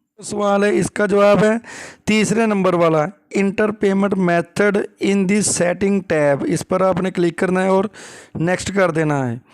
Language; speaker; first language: Urdu; native; Urdu